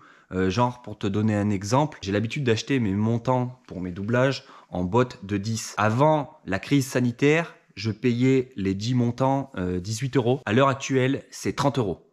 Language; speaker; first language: French; native; French